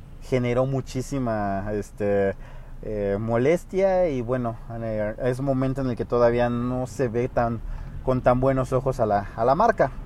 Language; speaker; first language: Spanish; native; Spanish